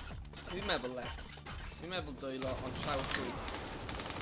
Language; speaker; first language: Welsh; native; Welsh